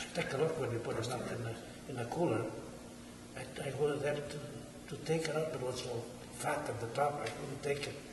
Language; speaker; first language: English; non-native, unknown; Portuguese